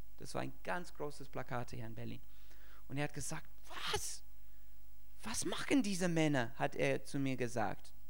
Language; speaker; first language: German; non-native, fluent; English